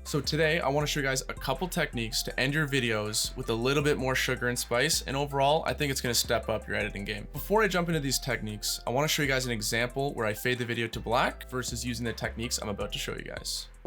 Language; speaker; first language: English; native; English